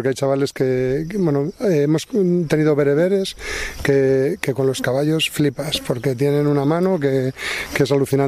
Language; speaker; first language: Spanish; native; Spanish